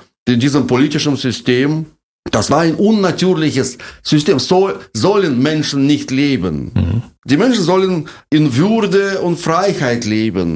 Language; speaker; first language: German; non-native, fluent; Russian